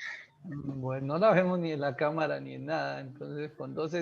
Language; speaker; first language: Spanish; native; Spanish